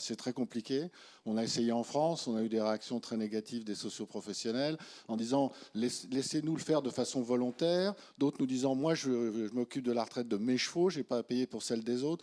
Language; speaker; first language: French; native; French